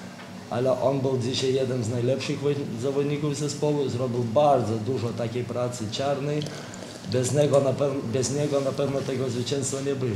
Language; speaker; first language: Polish; non-native, fluent; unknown